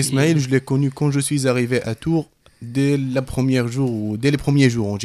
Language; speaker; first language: French; non-native, fluent; Arabic